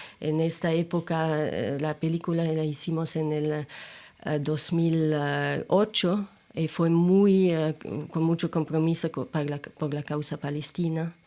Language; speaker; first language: Spanish; non-native, fluent; German